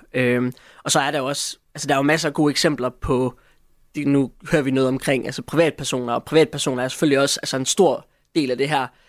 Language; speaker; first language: Danish; native; Danish